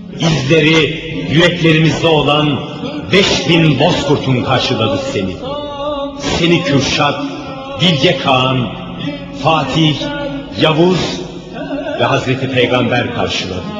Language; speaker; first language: Turkish; native; Turkish